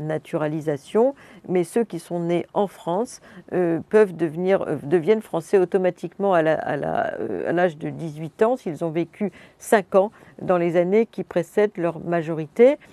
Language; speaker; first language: French; native; French